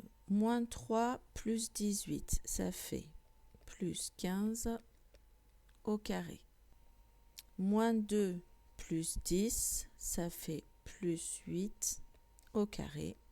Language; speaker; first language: French; native; French